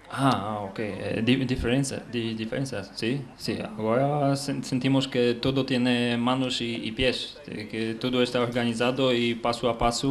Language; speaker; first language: Spanish; non-native, learner; Polish